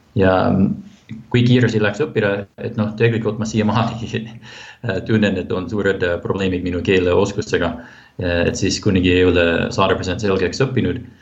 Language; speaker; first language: Estonian; non-native, fluent; English